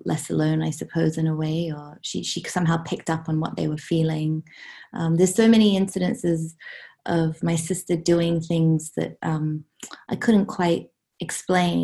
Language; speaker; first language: English; native; English